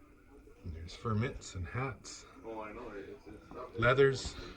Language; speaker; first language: English; native; English